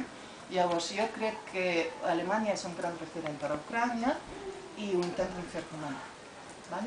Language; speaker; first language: Catalan; non-native, fluent; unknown